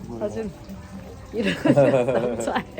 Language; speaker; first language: Korean; native; Korean